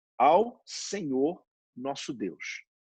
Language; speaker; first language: Portuguese; native; Portuguese